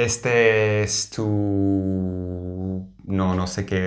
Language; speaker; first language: Spanish; non-native, fluent; English